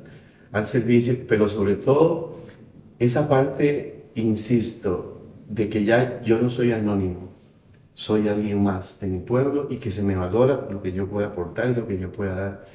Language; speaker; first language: Spanish; native; Spanish